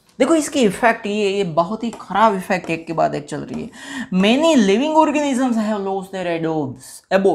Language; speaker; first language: Hindi; non-native, local second language; Gujarati